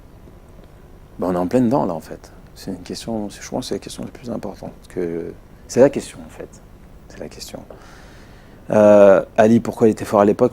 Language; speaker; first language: French; native; French